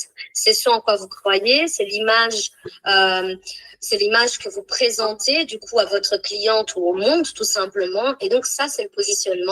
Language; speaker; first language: French; native; French